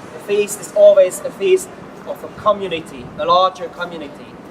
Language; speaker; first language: English; non-native, fluent; Hungarian